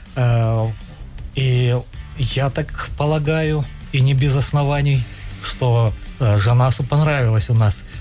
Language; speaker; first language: Russian; native; Russian